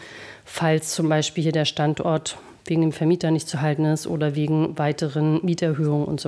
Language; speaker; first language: German; native; German